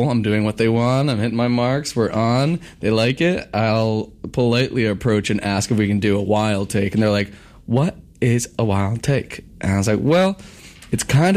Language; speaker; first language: English; native; English